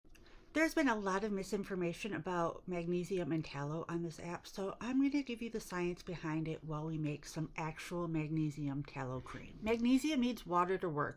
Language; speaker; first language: English; native; English